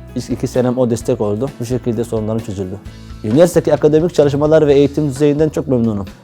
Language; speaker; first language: Turkish; non-native, fluent; Somali